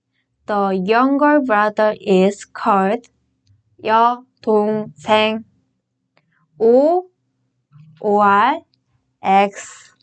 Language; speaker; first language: English; non-native, learner; Korean